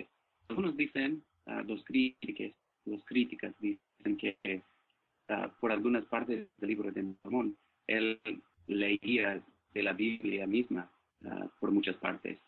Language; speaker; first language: Spanish; non-native, fluent; English